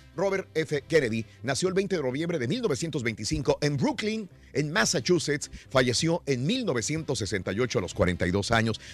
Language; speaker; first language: Spanish; native; Spanish